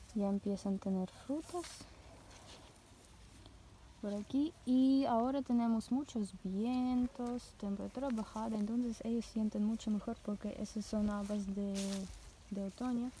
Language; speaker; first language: Spanish; non-native, learner; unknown